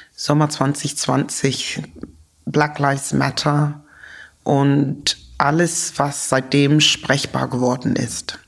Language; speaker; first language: German; native; German